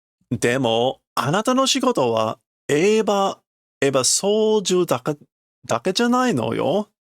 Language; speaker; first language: Japanese; non-native, learner; English